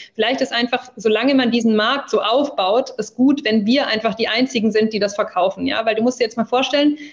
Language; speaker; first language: German; early bilingual, other home language; English